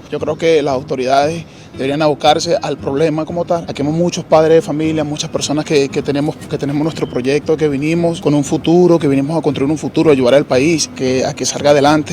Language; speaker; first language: Spanish; native; Spanish